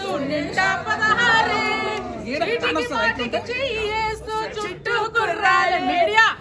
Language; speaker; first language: Telugu; native; Telugu